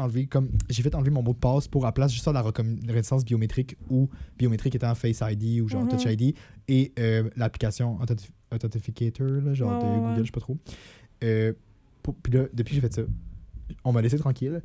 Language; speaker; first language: French; native; French